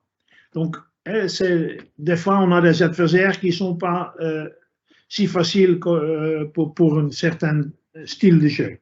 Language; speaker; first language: French; non-native, fluent; Dutch